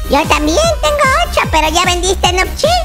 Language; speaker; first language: Spanish; native; Spanish